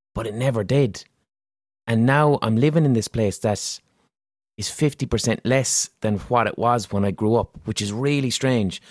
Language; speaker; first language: English; native; English